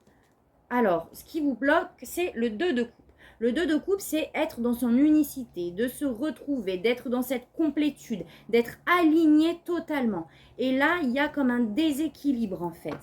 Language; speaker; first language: French; native; French